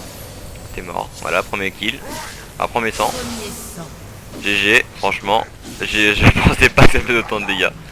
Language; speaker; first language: French; native; French